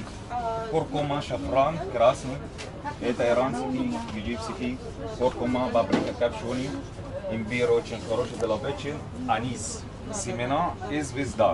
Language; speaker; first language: Russian; non-native, learner; Arabic